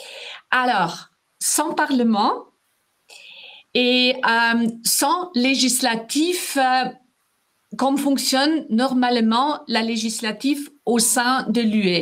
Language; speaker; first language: French; non-native, fluent; German